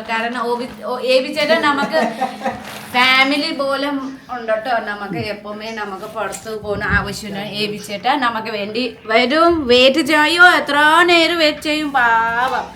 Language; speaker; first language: Malayalam; non-native, learner; Nepali